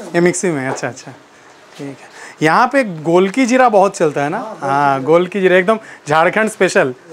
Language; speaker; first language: Hindi; non-native, local second language; Bangla